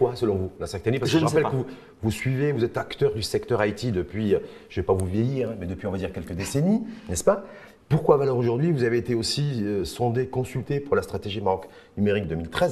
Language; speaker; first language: French; non-native, local second language; Arabic